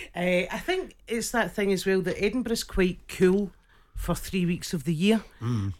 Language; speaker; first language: English; native; English